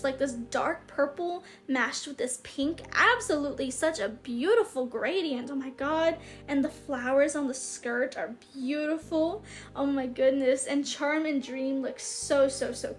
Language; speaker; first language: English; native; English